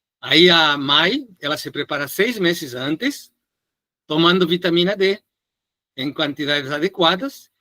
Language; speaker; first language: Portuguese; non-native, fluent; Spanish